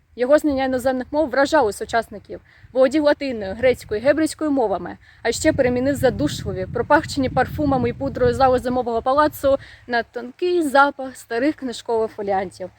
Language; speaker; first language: Ukrainian; native; Ukrainian